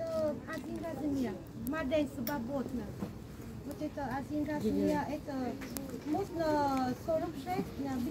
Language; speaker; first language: Russian; non-native, learner; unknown